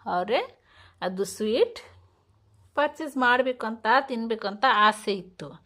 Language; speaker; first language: Kannada; non-native, local second language; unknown